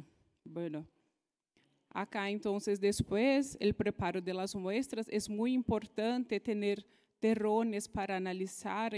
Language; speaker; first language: Spanish; non-native, fluent; Portuguese